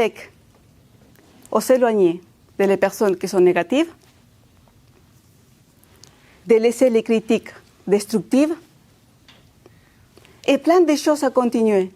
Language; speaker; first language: French; non-native, fluent; Spanish